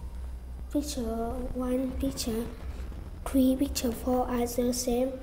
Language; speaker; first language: English; non-native, learner; Vietnamese